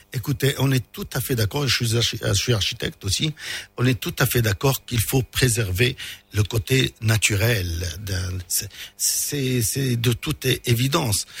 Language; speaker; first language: French; non-native, local second language; Arabic